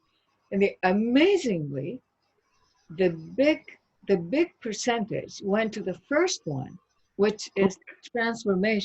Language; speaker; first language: English; non-native, fluent; Japanese